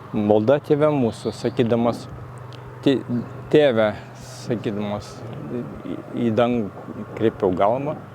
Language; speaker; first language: Lithuanian; native; Lithuanian